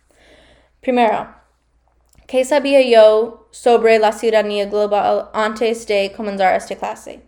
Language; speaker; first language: Spanish; non-native, learner; English